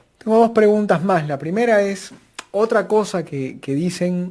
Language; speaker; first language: Spanish; native; Spanish